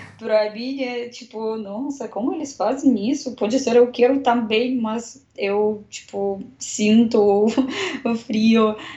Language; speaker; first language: Portuguese; non-native, learner; Russian